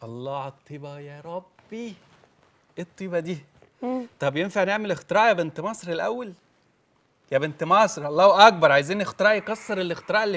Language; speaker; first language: Arabic; native; Arabic